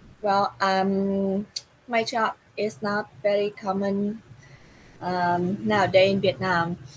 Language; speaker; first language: English; non-native, learner; Vietnamese